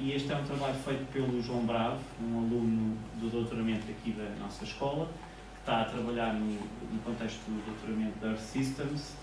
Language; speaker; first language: Portuguese; native; Portuguese